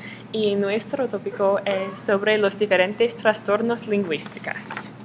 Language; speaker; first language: Spanish; non-native, learner; English